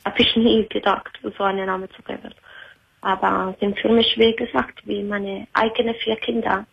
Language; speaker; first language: German; non-native, learner; Italian